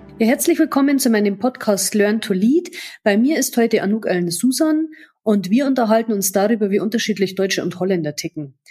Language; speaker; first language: German; native; German